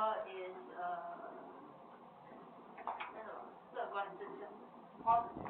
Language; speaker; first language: English; non-native, learner; Chinese